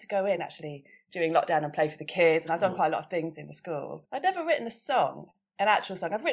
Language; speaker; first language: English; native; English